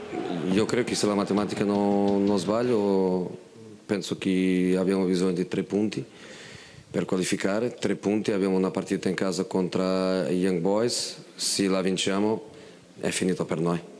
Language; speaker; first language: Italian; non-native, fluent; Portuguese